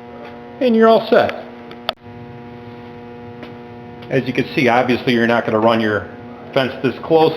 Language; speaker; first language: English; native; English